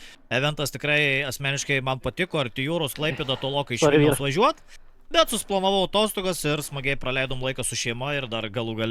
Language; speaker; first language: Lithuanian; native; Lithuanian